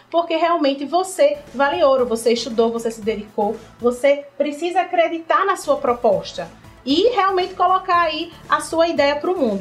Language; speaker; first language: Portuguese; native; Portuguese